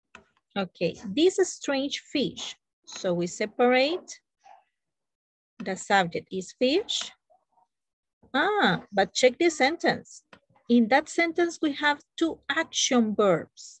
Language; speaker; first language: English; non-native, learner; Spanish